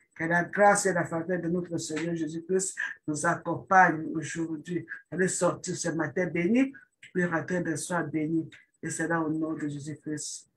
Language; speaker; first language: French; non-native, local second language; Lingala